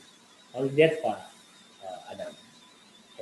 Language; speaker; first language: English; non-native, learner; Indonesian